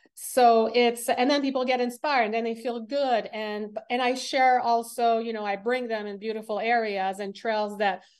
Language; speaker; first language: English; non-native, fluent; French